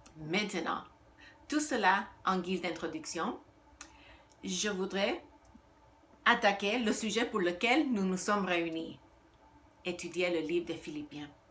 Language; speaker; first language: French; non-native, fluent; Spanish